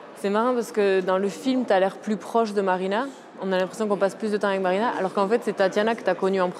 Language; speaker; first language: French; native; French